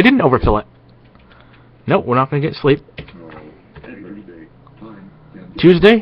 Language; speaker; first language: English; native; English